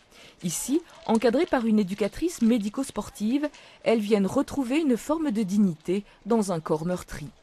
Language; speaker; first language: French; native; French